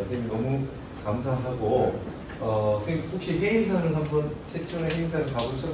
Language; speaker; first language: Korean; native; Korean